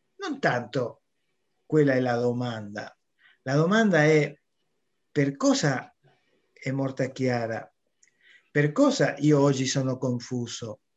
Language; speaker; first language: Italian; non-native, fluent; Spanish